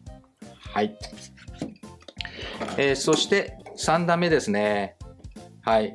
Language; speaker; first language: Japanese; native; Japanese